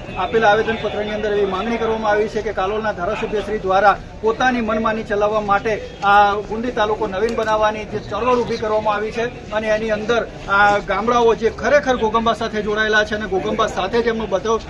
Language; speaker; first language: Gujarati; native; Gujarati